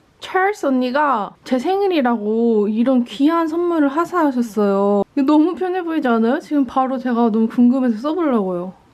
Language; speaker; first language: Korean; native; Korean